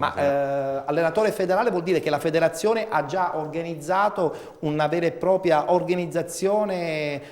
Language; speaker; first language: Italian; native; Italian